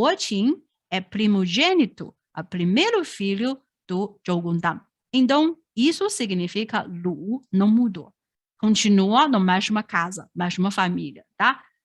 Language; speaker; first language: Portuguese; non-native, fluent; Chinese